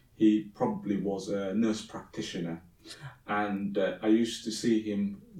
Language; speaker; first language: English; early bilingual, other home language; Somali